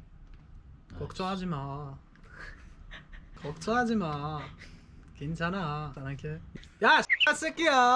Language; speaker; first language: Korean; non-native, learner; Persian